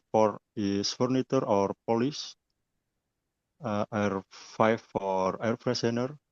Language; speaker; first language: English; non-native, learner; Indonesian